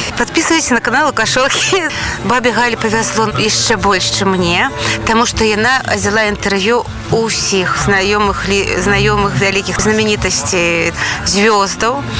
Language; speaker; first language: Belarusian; non-native, local second language; Russian